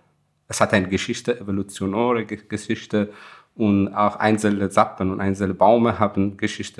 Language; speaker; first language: German; non-native, fluent; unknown